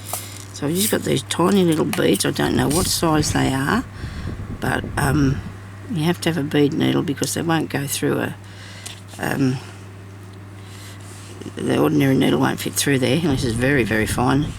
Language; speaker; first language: English; native; English